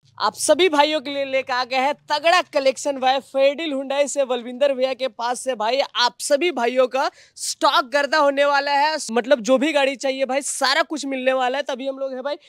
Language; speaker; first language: Hindi; native; Hindi